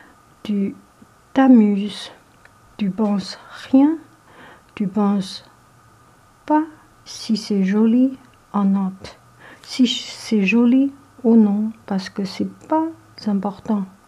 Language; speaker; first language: French; non-native, learner; Chinese